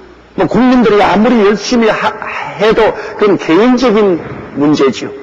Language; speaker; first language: Korean; native; Korean